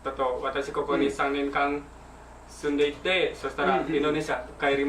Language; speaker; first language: Japanese; non-native, learner; Indonesian